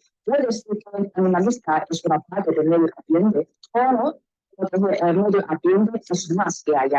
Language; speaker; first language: Spanish; non-native, learner; Chinese